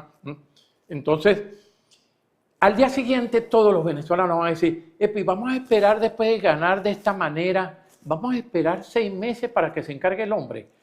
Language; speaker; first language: Spanish; native; Spanish